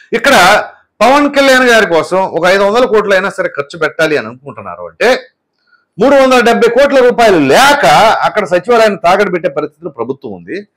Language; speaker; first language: Telugu; native; Telugu